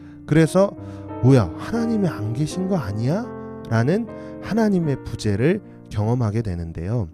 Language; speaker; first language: Korean; native; Korean